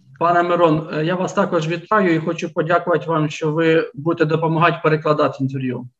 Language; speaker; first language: Ukrainian; native; Ukrainian